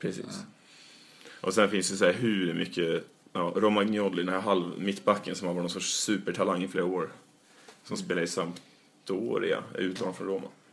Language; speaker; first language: Swedish; native; Swedish